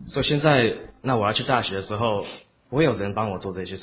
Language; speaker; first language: Chinese; early bilingual, heritage; Chinese